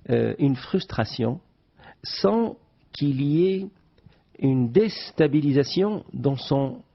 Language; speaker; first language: French; non-native, local second language; Arabic